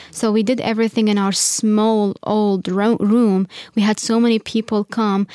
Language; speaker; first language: English; non-native, fluent; Arabic